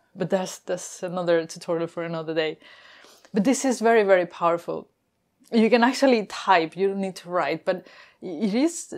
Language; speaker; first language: English; non-native, fluent; Spanish